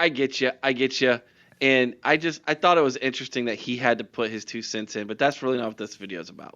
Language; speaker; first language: English; native; English